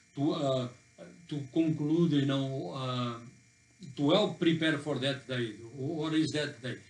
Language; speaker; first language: English; non-native, fluent; Portuguese